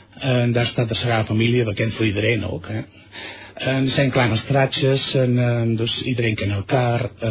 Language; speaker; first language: Dutch; non-native, fluent; Catalan